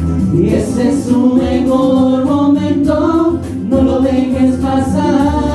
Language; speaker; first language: Spanish; native; Spanish